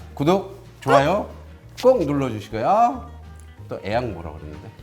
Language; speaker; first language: Korean; native; Korean